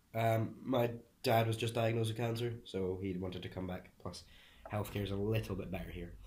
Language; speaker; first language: English; early bilingual, other home language; Hungarian